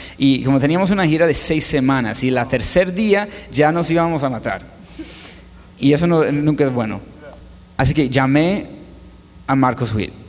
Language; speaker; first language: Spanish; non-native, fluent; English